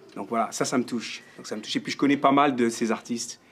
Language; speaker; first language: French; native; French